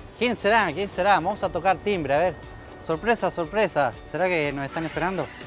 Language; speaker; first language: Spanish; native; Spanish